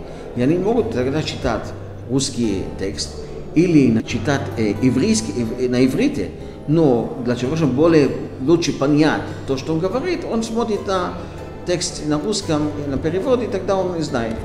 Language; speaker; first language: Russian; non-native, fluent; Hebrew